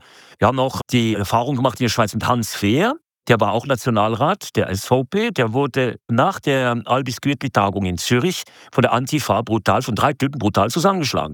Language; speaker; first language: German; native; German